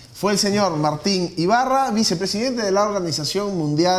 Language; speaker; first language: Spanish; native; Spanish